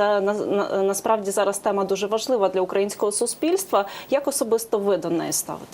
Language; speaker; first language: Ukrainian; native; Ukrainian